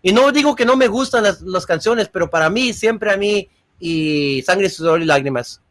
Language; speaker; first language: Spanish; early bilingual, other home language; English